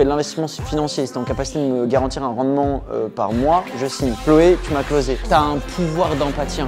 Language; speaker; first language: French; native; French